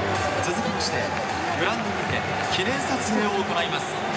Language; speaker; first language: Japanese; native; Japanese